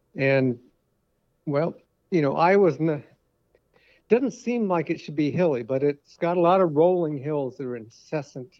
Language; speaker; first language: English; native; English